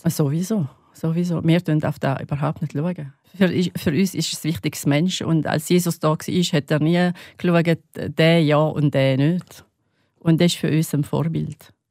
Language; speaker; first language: German; non-native, learner; Arabic